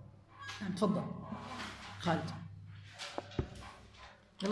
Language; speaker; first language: Arabic; native; Arabic